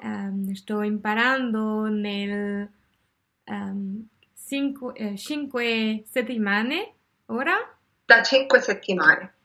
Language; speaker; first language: Italian; non-native, learner; French